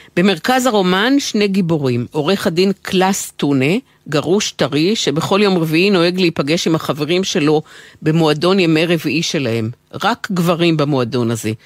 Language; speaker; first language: Hebrew; native; Hebrew